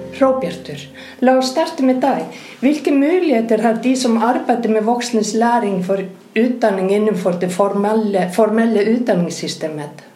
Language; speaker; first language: Norwegian; non-native, fluent; Icelandic